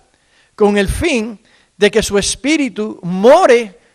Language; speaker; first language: Spanish; native; Spanish